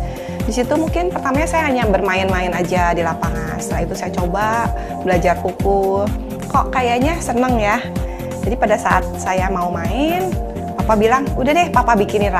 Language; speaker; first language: Indonesian; native; Indonesian